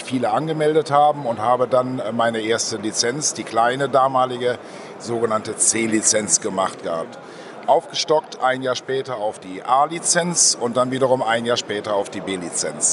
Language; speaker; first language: German; native; German